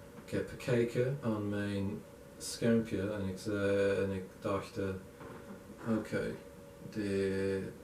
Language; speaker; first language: Dutch; non-native, learner; English